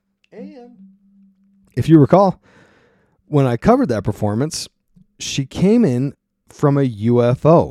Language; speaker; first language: English; native; English